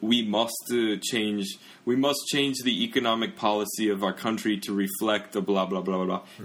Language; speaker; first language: English; native; English